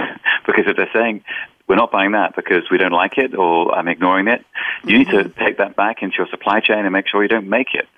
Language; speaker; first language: English; native; English